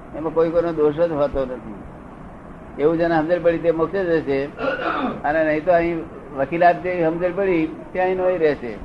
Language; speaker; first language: Gujarati; native; Gujarati